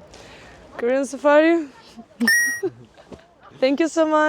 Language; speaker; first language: English; non-native, learner; Russian